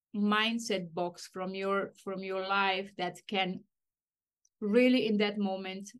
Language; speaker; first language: English; non-native, fluent; Romanian